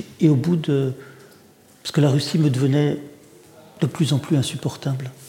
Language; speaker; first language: French; early bilingual, other home language; Russian